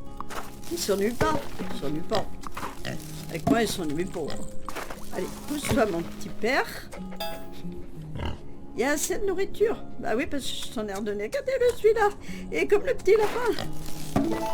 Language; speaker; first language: French; native; French